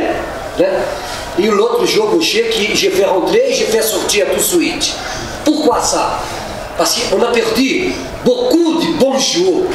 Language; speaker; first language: French; non-native, fluent; Portuguese